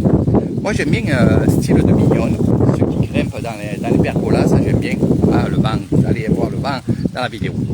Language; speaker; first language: French; native; French